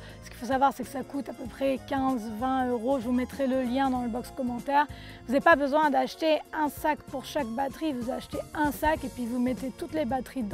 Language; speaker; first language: French; native; French